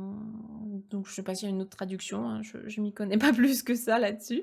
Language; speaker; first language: French; native; French